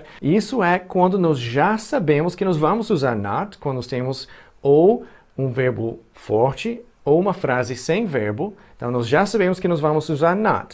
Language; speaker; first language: Portuguese; non-native, fluent; English